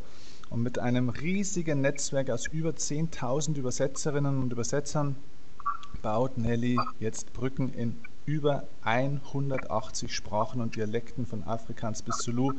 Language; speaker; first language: German; native; German